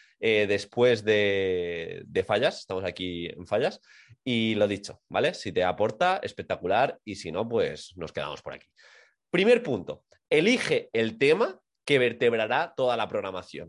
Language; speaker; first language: Spanish; native; Spanish